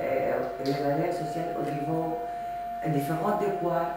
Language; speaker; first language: French; non-native, fluent; Greek